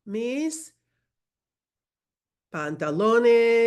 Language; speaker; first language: Spanish; non-native, fluent; English